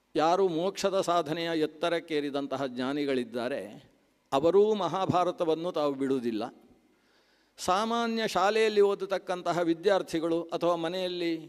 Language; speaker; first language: Kannada; non-native, local second language; Tulu